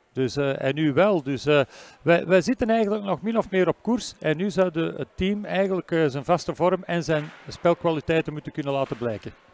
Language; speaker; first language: Dutch; native; Dutch